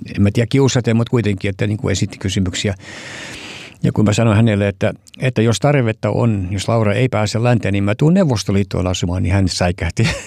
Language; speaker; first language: Finnish; early bilingual, heritage; Finnish